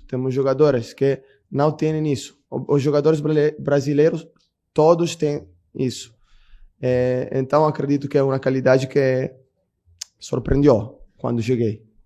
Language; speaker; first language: Portuguese; non-native, fluent; Italian